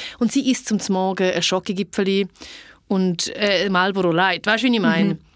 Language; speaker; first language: German; early bilingual, other home language; Albanian